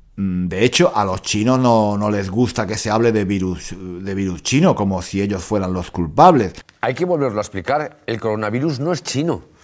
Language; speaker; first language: Spanish; native; Spanish